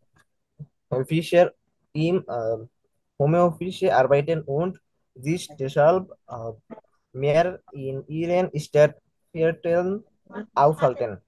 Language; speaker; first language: German; non-native, learner; Bangla